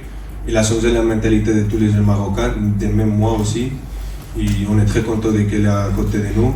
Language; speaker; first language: French; non-native, fluent; Spanish